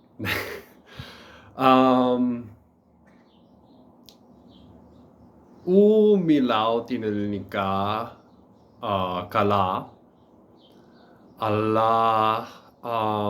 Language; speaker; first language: Greek; non-native, learner; English